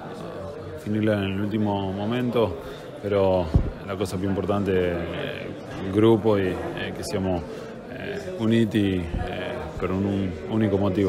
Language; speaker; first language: Italian; non-native, fluent; Spanish